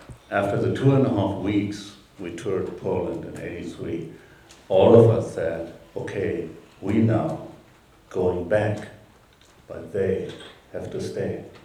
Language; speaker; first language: English; non-native, fluent; German